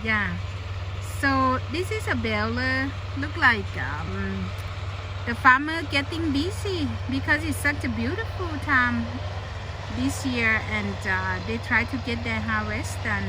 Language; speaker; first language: English; non-native, learner; Thai